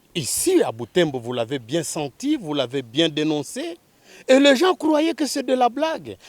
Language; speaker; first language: French; non-native, local second language; Swahili